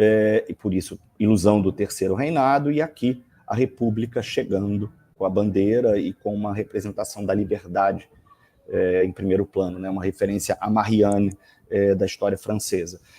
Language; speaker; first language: Portuguese; native; Portuguese